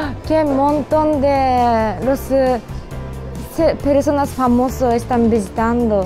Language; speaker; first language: Spanish; non-native, learner; Japanese